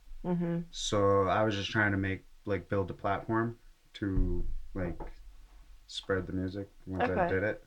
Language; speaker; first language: English; native; English